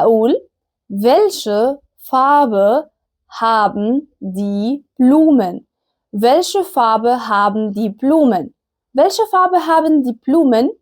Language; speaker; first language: German; non-native, fluent; Arabic